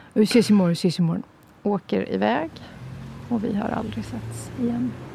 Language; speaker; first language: Swedish; native; Swedish